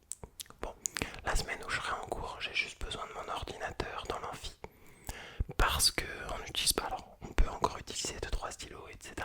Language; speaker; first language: French; native; French